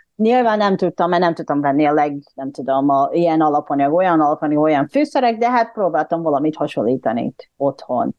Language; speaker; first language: Hungarian; non-native, fluent; Japanese